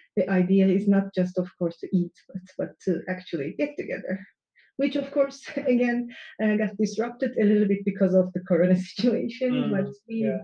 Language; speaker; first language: English; non-native, fluent; Turkish